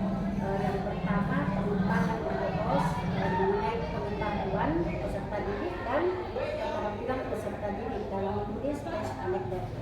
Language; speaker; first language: Indonesian; native; Indonesian